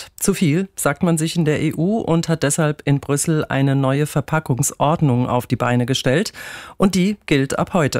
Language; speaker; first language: German; native; German